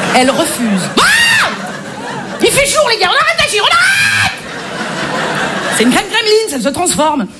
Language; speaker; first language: French; native; French